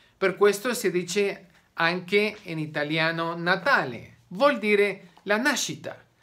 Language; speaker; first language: Italian; non-native, learner; Spanish